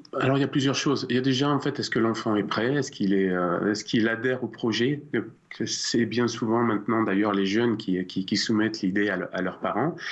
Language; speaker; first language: French; native; French